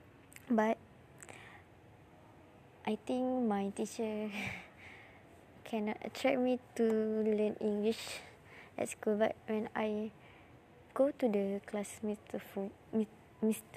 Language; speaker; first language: English; non-native, learner; Malay